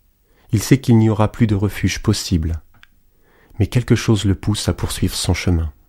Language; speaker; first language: French; native; French